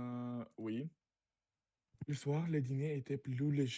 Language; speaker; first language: French; non-native, learner; Russian